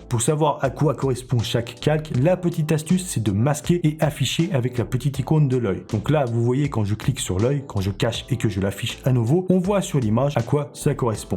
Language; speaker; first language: French; native; French